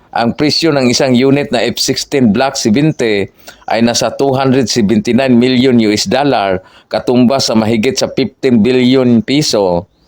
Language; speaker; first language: Filipino; non-native, local second language; Cebuano